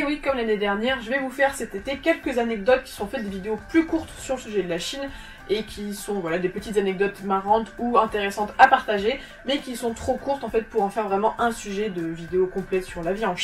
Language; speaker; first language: French; native; French